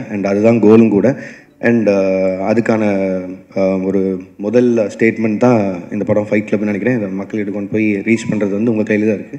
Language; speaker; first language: Tamil; native; Tamil